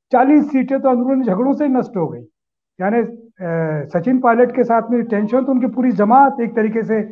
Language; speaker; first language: Hindi; native; Hindi